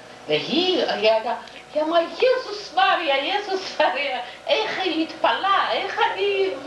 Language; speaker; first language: Hebrew; non-native, fluent; Yiddish